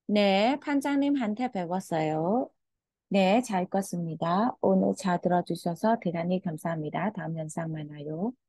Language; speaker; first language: Korean; non-native, fluent; Khmer